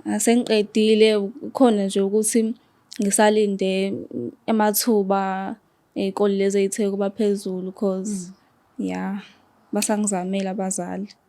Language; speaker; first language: Zulu; native; Zulu